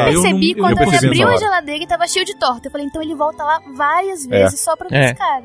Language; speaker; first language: Portuguese; native; Portuguese